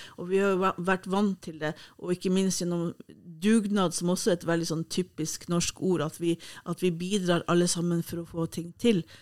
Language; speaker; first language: Norwegian; native; Norwegian